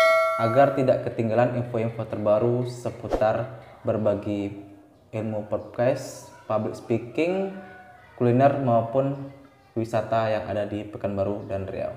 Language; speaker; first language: Indonesian; native; Indonesian